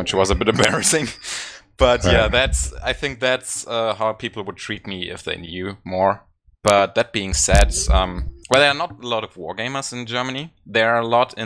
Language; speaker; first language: English; non-native, fluent; German